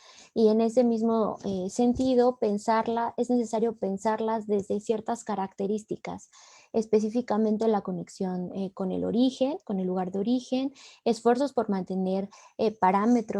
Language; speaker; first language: Spanish; native; Spanish